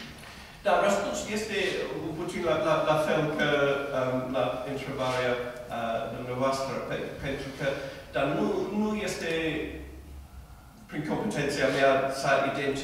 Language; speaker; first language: Romanian; non-native, fluent; English